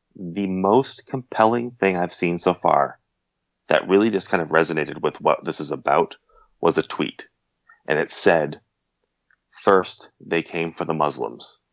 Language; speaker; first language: English; native; English